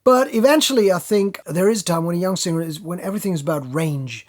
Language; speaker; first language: English; non-native, fluent; German